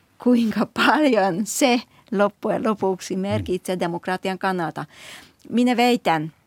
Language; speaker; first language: Finnish; non-native, fluent; Hungarian